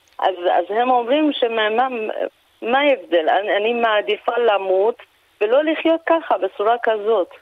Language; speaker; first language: Hebrew; non-native, fluent; Persian